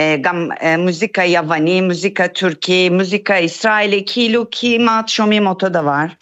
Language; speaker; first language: Hebrew; non-native, fluent; Turkish